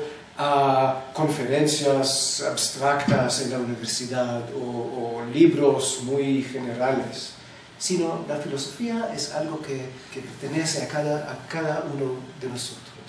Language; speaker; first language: Spanish; non-native, fluent; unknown